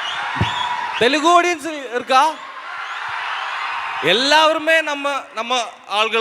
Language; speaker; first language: Tamil; non-native, learner; Malayalam